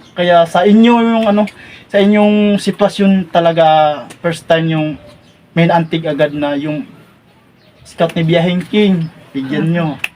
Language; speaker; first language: Filipino; non-native, local second language; Waray